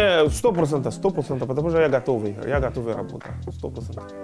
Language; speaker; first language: Russian; non-native, learner; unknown